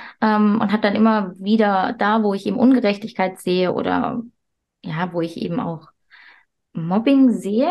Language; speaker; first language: German; early bilingual, other home language; Turkish